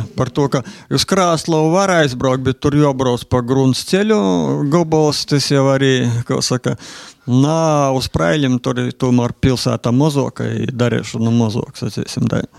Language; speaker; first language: Latvian; native; Latvian